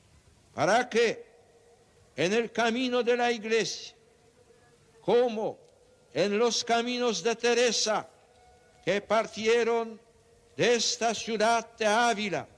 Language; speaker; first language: Spanish; non-native, fluent; Polish